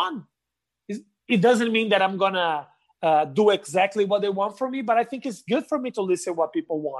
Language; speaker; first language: English; non-native, fluent; Portuguese